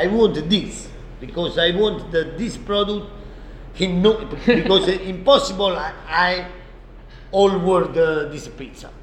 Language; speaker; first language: English; non-native, learner; Italian